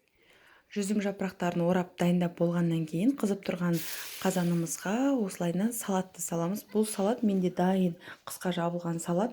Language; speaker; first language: Kazakh; native; Kazakh